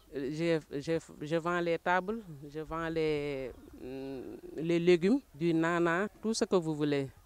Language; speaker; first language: French; non-native, local second language; Wolof